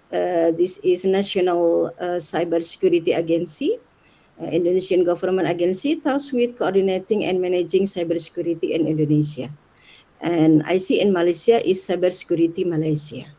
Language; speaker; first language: English; non-native, learner; Indonesian